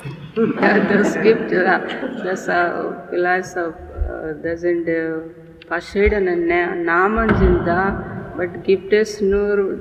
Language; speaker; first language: German; non-native, learner; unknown